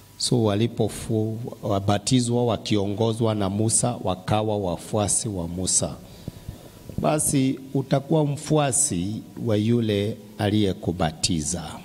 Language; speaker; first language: Swahili; non-native, local second language; Kikuyu